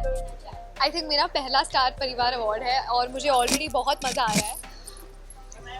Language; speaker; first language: Hindi; native; Hindi